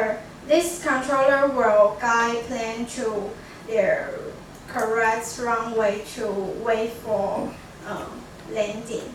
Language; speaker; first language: English; non-native, learner; Chinese